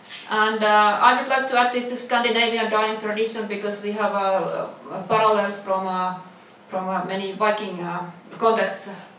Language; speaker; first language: English; non-native, fluent; Finnish